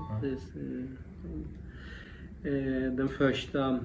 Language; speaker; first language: Swedish; non-native, local second language; Kurdish